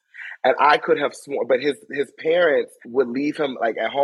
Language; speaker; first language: English; native; English